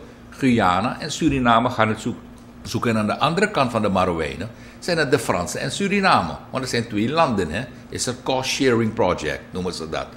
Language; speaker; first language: Dutch; native; Dutch